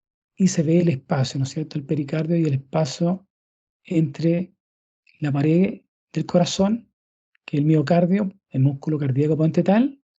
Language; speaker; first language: Spanish; native; Spanish